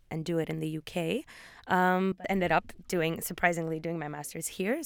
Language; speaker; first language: English; early bilingual, other home language; Polish